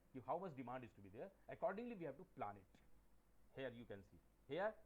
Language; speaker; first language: English; non-native, local second language; Hindi